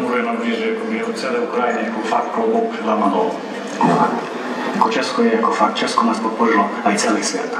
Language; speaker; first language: Czech; non-native, learner; Ukrainian